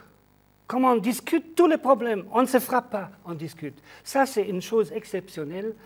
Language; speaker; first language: French; non-native, learner; German